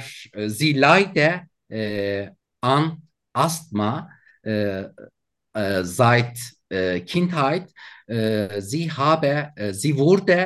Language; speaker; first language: German; non-native, learner; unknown